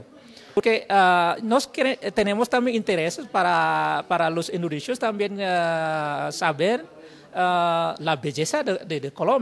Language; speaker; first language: Spanish; non-native, learner; Indonesian